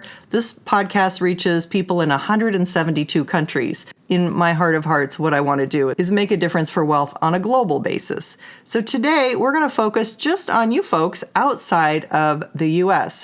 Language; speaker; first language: English; native; English